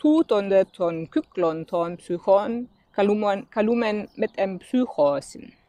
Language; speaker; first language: Greek; non-native, fluent; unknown